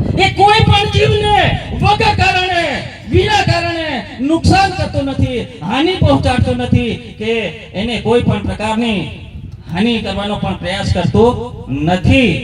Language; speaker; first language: Gujarati; non-native, local second language; Bhili